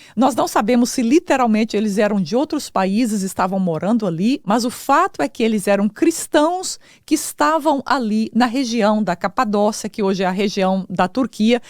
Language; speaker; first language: Portuguese; native; Portuguese